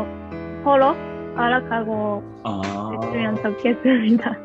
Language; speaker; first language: Korean; non-native, learner; Japanese